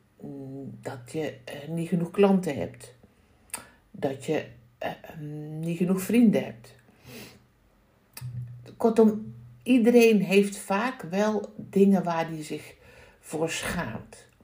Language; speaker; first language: Dutch; native; Dutch